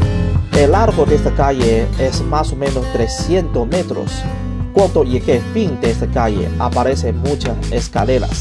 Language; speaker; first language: Spanish; non-native, learner; Chinese